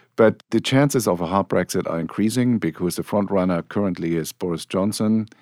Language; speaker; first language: English; non-native, fluent; German